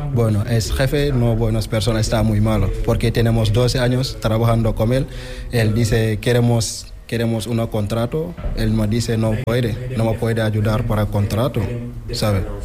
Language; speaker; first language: Spanish; non-native, learner; Wolof